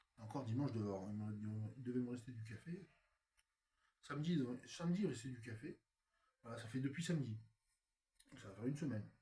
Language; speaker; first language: French; native; French